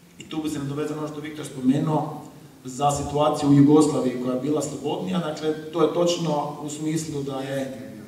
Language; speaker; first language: Croatian; native; Croatian